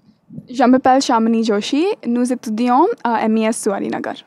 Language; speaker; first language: French; non-native, learner; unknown